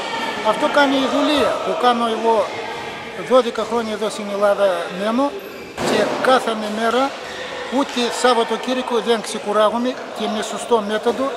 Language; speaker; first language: Greek; non-native, learner; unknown